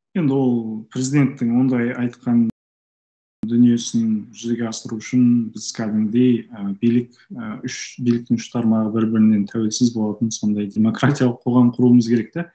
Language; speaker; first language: Kazakh; native; Kazakh